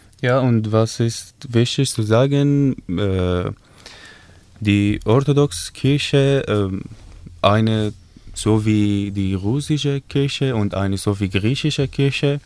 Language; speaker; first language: German; non-native, learner; Arabic